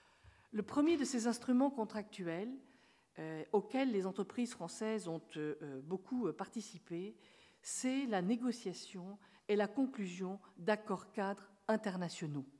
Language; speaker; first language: French; native; French